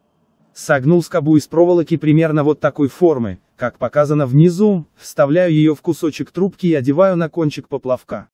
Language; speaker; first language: Russian; native; Russian